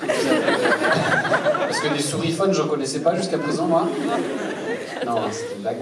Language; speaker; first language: French; native; French